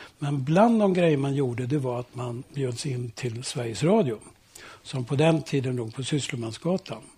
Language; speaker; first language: Swedish; early bilingual, heritage; Swedish